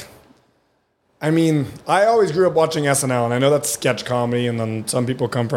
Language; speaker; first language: English; early bilingual, other home language; German